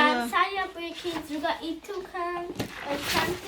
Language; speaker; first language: Indonesian; early bilingual, heritage; Indonesian